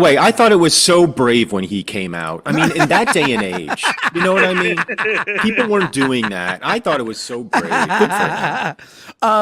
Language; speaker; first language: English; native; English